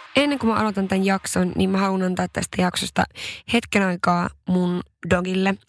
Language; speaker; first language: Finnish; non-native, local second language; Swedish